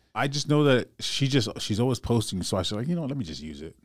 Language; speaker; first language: English; native; English